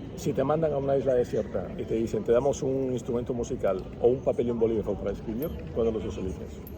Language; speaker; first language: Spanish; native; Spanish